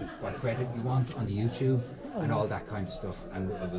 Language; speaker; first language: English; native; English